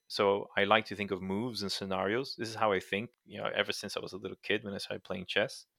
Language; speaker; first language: English; non-native, fluent; Portuguese